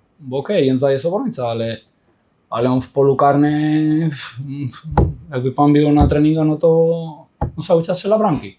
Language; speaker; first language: Polish; non-native, fluent; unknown